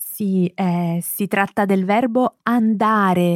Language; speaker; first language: Italian; non-native, learner; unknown